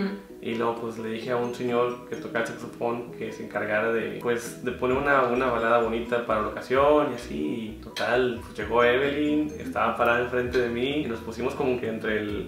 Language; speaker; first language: Spanish; native; Spanish